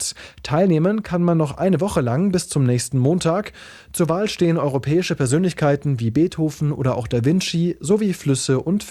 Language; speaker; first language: German; native; German